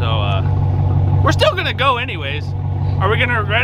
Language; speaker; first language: English; native; English